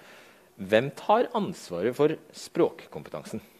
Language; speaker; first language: Norwegian; native; Norwegian